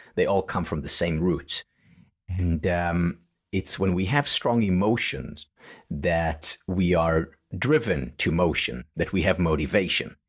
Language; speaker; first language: English; non-native, fluent; Hebrew